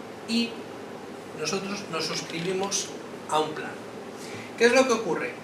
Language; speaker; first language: Spanish; native; Spanish